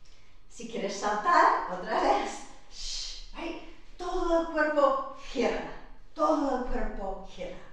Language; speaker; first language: Spanish; non-native, fluent; English